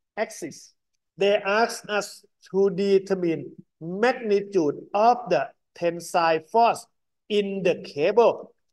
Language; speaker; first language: English; non-native, fluent; Thai